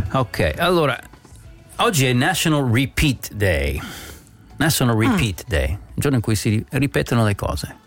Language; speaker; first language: Italian; non-native, fluent; English